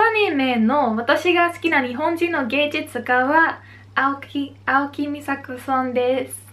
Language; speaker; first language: Japanese; non-native, fluent; Dutch